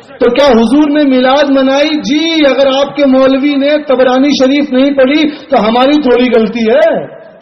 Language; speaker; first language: Urdu; native; Urdu